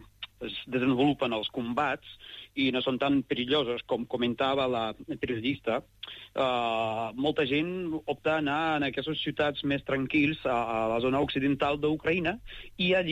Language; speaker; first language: Catalan; non-native, fluent; Ukrainian